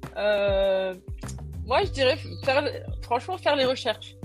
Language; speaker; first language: French; native; French